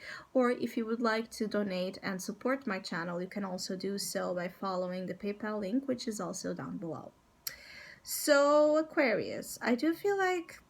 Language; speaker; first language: English; non-native, fluent; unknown